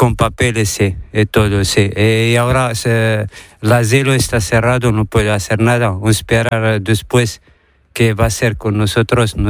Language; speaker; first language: Spanish; non-native, learner; Arabic